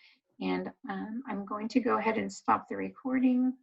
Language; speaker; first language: English; native; English